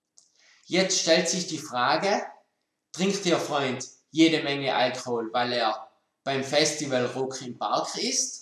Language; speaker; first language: German; native; German